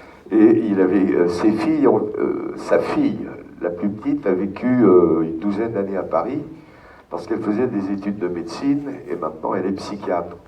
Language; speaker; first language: French; native; French